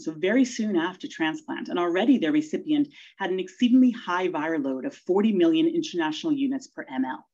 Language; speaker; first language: English; native; English